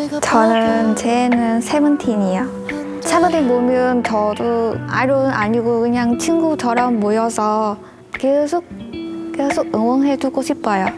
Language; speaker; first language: Korean; non-native, learner; Vietnamese